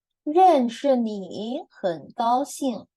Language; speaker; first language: Chinese; non-native, fluent; Indonesian